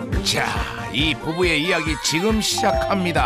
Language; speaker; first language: Korean; native; Korean